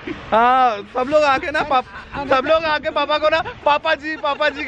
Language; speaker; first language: Hindi; native; Hindi